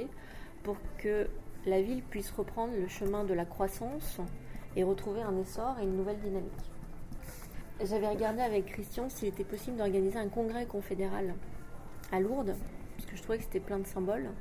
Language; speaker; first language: French; native; French